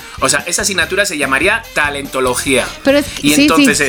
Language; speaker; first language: Spanish; native; Spanish